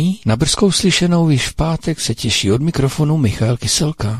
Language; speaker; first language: Czech; native; Czech